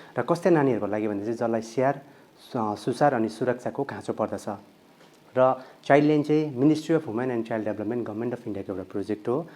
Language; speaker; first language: Nepali; native; Nepali